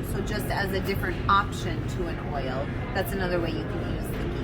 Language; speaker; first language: English; native; English